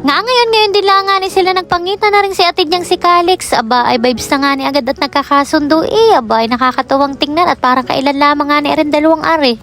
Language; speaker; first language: Filipino; native; Filipino